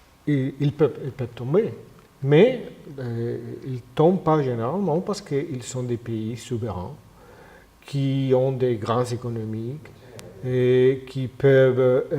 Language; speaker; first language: French; non-native, fluent; Spanish